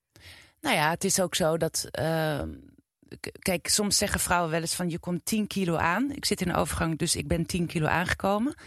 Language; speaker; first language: Dutch; native; Dutch